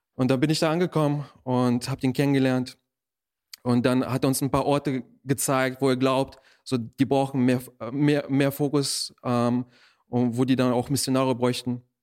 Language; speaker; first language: German; early bilingual, other home language; Russian